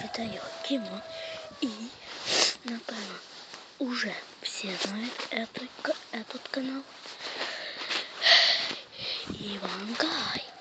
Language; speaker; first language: Russian; non-native, local second language; Ukrainian